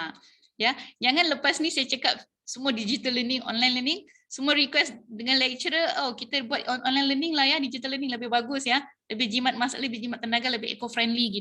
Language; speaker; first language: Malay; native; Malay